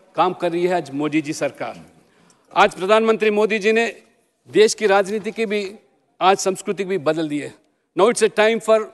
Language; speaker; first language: Hindi; non-native, local second language; Telugu